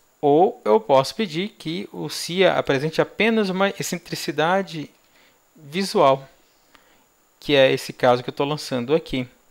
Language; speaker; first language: Portuguese; native; Portuguese